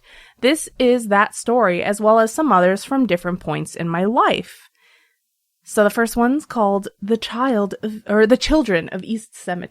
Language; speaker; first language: English; native; English